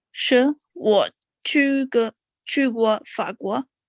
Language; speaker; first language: Chinese; non-native, learner; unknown